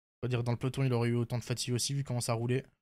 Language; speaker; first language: French; native; French